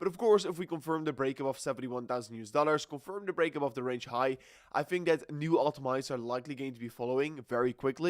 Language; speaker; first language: English; non-native, fluent; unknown